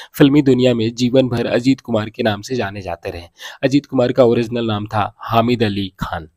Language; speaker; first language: Hindi; native; Hindi